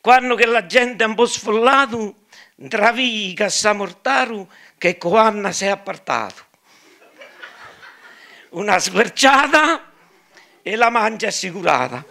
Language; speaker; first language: Italian; native; Italian